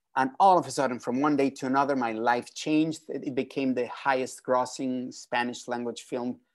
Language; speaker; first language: English; non-native, fluent; Spanish